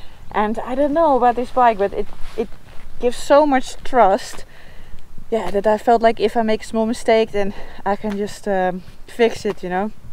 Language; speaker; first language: English; non-native, fluent; Dutch